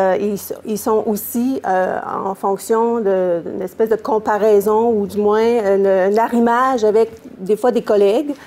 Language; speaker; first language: French; native; French